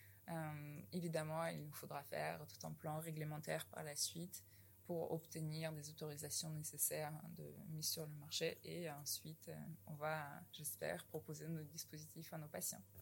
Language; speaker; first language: French; non-native, fluent; Russian